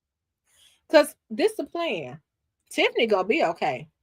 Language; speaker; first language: English; native; English